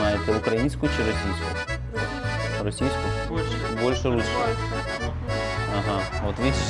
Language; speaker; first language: Russian; native; Russian